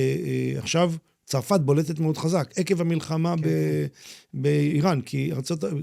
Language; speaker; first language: Hebrew; native; Hebrew